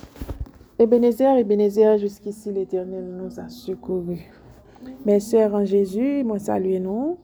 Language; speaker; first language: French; non-native, local second language; Haitian Creole